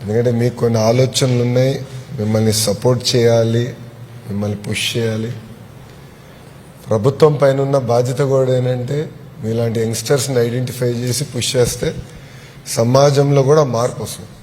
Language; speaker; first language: Telugu; native; Telugu